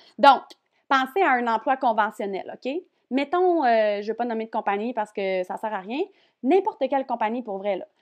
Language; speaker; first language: French; native; French